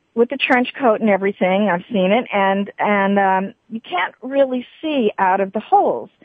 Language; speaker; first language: English; native; English